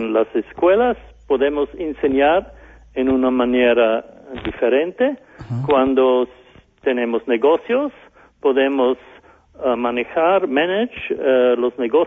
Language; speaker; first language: Spanish; non-native, fluent; German